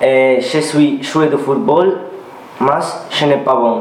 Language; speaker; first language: French; non-native, learner; Spanish